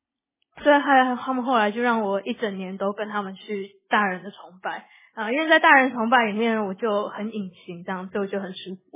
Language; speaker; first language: Chinese; early bilingual, heritage; English